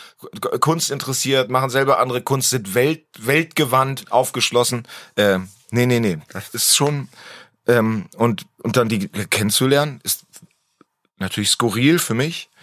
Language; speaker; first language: German; native; German